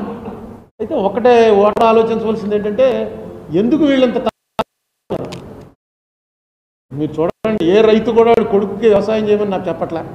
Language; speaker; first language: Telugu; native; Telugu